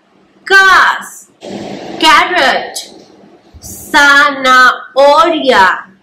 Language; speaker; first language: Spanish; non-native, fluent; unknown